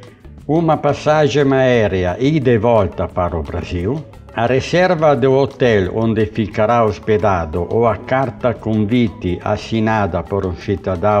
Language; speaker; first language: Portuguese; non-native, learner; Italian